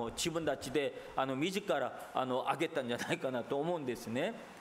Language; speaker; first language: Japanese; non-native, fluent; Korean